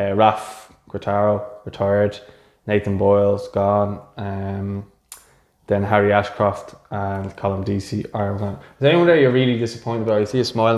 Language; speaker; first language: English; native; English